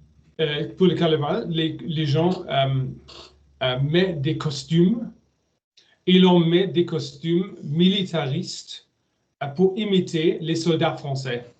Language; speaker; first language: French; non-native, learner; German